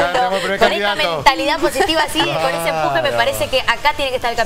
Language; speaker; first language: Spanish; native; Spanish